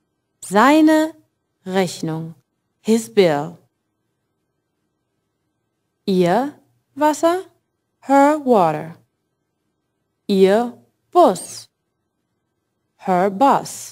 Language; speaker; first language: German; non-native, fluent; English